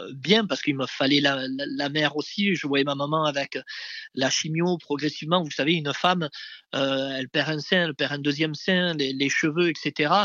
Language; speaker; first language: French; native; French